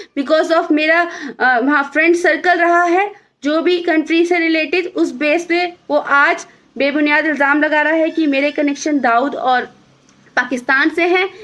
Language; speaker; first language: Hindi; native; Hindi